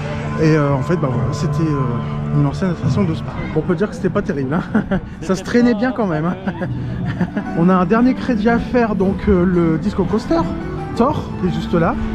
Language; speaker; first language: French; native; French